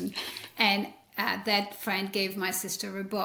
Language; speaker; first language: English; non-native, fluent; French